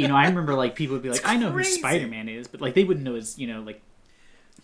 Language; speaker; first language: English; native; English